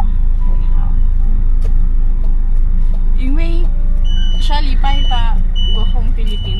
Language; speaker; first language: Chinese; non-native, learner; Filipino